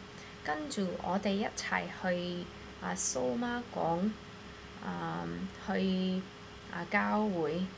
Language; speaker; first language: Cantonese; non-native, learner; English